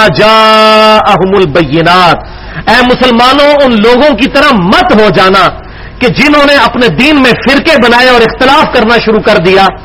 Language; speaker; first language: Urdu; non-native, local second language; Punjabi